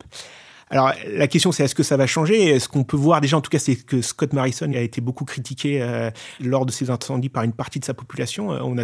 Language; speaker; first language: French; native; French